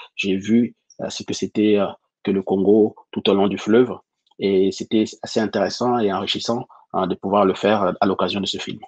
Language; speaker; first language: French; non-native, local second language; Lingala